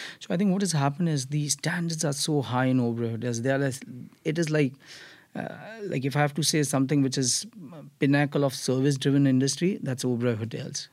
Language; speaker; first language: English; non-native, local second language; Gujarati